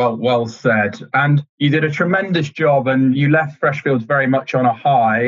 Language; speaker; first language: English; native; English